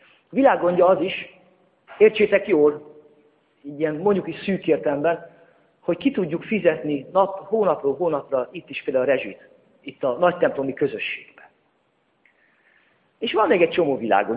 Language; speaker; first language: Hungarian; native; Hungarian